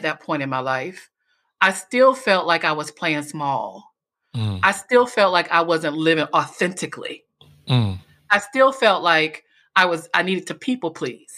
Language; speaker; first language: English; native; English